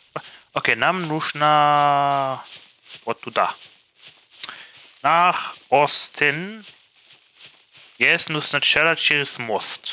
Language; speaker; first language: Russian; non-native, fluent; German